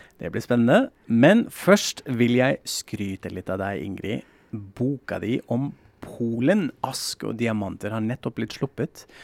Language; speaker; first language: Norwegian; non-native, fluent; German